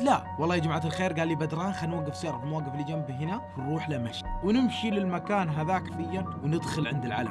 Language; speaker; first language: Arabic; native; Arabic